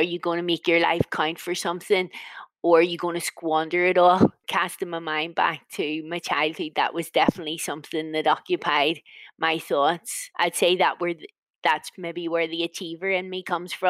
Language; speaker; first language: English; native; English